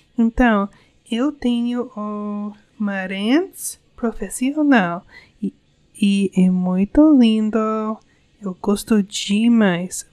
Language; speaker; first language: Portuguese; non-native, learner; English